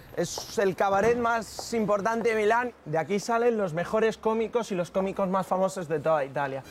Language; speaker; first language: Spanish; native; Spanish